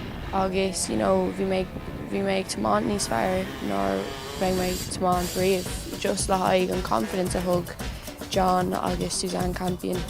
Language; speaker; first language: Irish; non-native, local second language; English